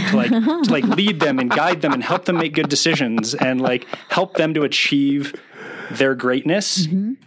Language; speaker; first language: English; native; English